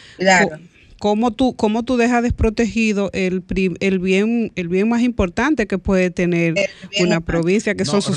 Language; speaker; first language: Spanish; native; Spanish